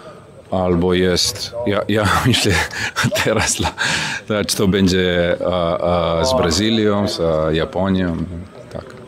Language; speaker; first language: Polish; non-native, learner; Serbian